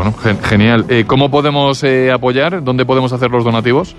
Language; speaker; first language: Spanish; native; Spanish